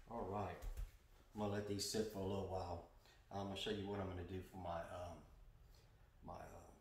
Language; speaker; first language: English; native; English